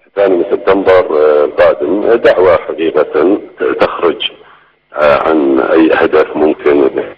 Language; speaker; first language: Arabic; native; Arabic